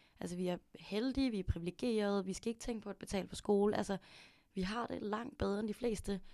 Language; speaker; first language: Danish; early bilingual, other home language; Filipino